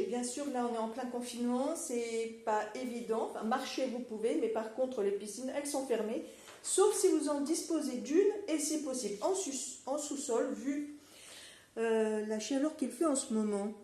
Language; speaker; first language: French; native; French